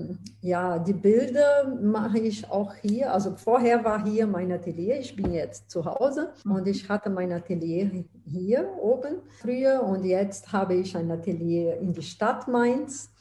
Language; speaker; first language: German; non-native, fluent; Portuguese